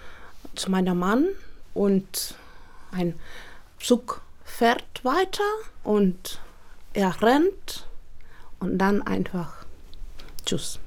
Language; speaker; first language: German; non-native, learner; Russian